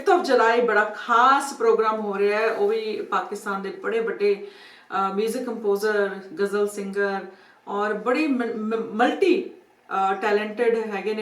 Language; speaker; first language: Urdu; non-native, local second language; Punjabi